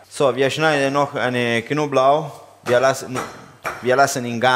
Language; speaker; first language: German; non-native, learner; Italian